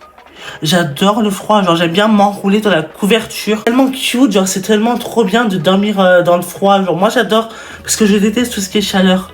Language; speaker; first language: French; native; French